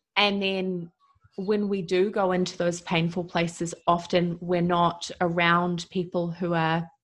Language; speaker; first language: English; native; English